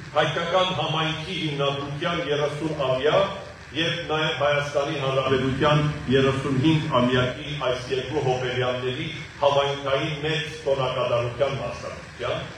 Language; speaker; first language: Armenian; native; Armenian